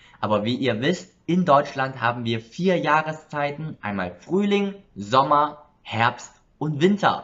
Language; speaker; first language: German; early bilingual, other home language; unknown